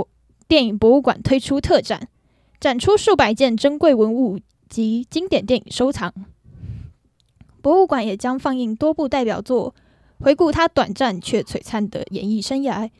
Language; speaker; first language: Chinese; native; Chinese